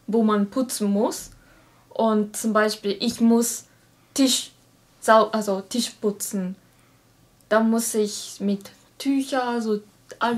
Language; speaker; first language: German; non-native, learner; Japanese